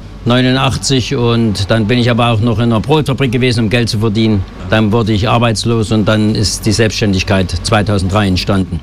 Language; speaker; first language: German; native; German